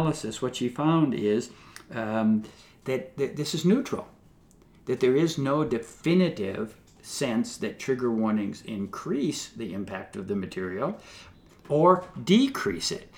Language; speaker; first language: English; native; English